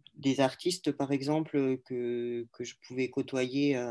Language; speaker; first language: French; native; French